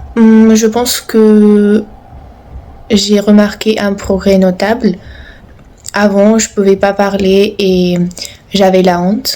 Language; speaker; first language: French; non-native, fluent; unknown